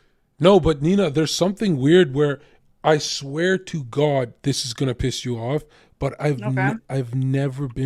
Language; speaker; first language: English; native; English